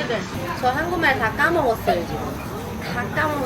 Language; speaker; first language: Korean; non-native, fluent; Chinese